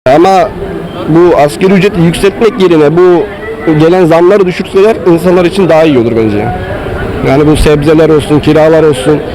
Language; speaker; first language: Turkish; native; Turkish